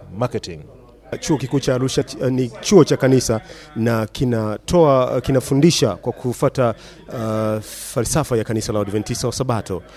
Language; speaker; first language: Swahili; native; Swahili